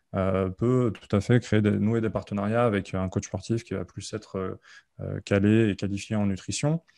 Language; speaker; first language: French; native; French